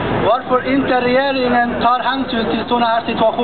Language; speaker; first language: Swedish; non-native, fluent; Persian